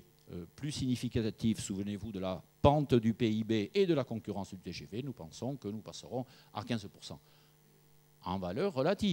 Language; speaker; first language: French; native; French